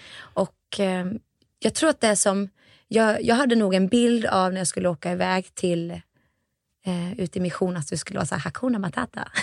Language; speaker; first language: Swedish; early bilingual, other home language; Finnish